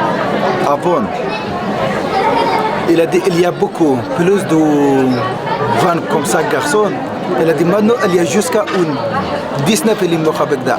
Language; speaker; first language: French; non-native, learner; Kurdish